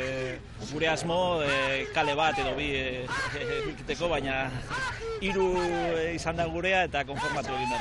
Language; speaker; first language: Basque; non-native, local second language; Spanish